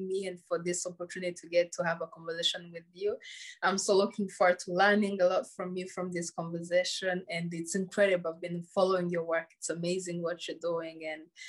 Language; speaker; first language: English; non-native, local second language; Kinyarwanda